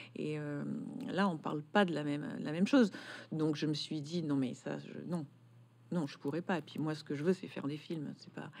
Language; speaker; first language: French; native; French